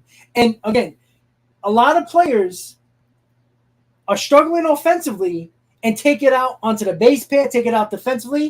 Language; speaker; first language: English; native; English